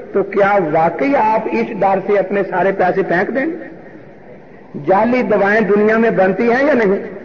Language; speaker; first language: Urdu; non-native, local second language; Punjabi